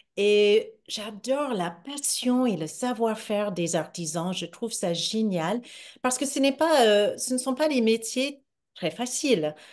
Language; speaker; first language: French; non-native, fluent; English